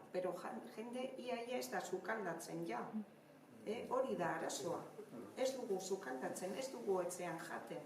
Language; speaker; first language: Basque; non-native, learner; Spanish